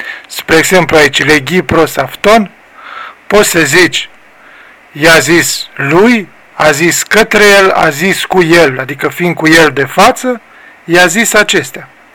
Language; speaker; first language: Romanian; native; Romanian